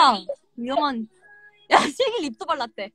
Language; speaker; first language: Korean; native; Korean